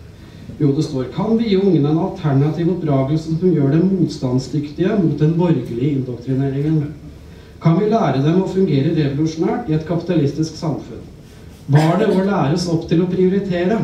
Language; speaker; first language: Norwegian; native; Norwegian